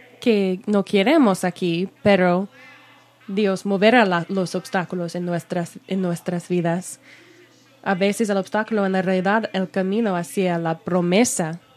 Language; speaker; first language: Spanish; non-native, learner; English